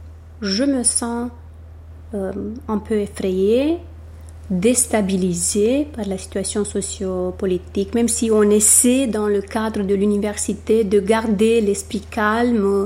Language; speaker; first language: French; non-native, fluent; Romanian